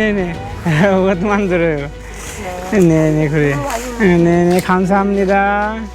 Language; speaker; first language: Korean; non-native, learner; Bangla